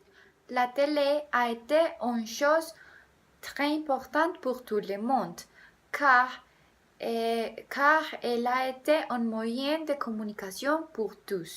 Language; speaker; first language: French; non-native, learner; Spanish